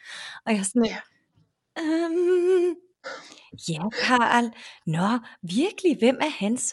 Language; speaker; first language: Danish; native; Danish